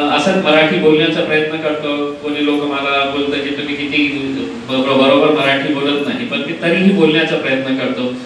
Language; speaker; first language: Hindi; non-native, local second language; Urdu